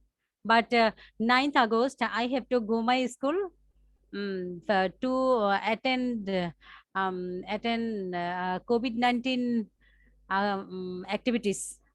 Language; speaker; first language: English; non-native, learner; Bangla